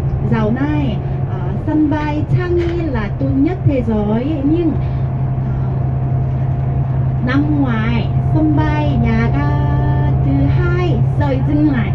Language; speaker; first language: Vietnamese; non-native, learner; Korean